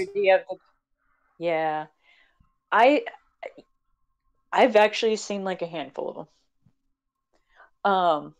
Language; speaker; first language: English; native; English